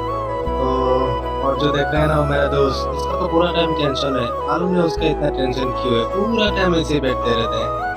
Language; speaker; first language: Hindi; non-native, local second language; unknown